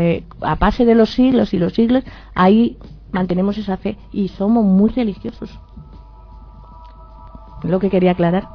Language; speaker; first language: Spanish; native; Spanish